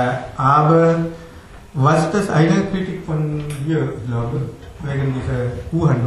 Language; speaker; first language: German; non-native, learner; Tamil